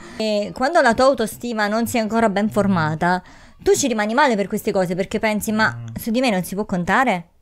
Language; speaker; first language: Italian; native; Italian